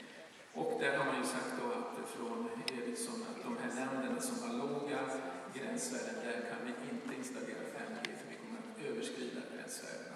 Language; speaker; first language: Swedish; native; Swedish